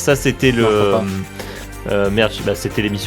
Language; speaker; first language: French; native; French